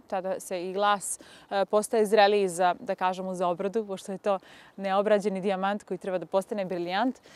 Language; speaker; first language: Serbian; native; Serbian